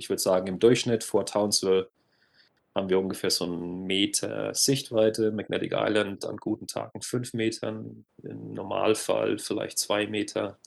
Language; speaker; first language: German; native; German